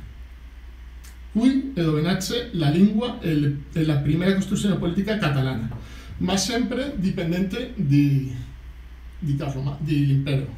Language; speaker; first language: Italian; non-native, fluent; Catalan